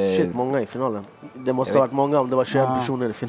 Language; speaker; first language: Swedish; early bilingual, other home language; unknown